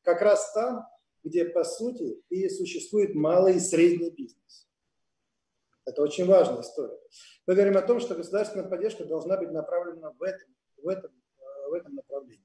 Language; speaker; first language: Russian; native; Russian